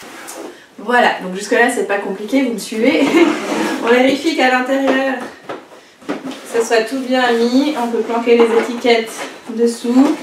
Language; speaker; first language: French; native; French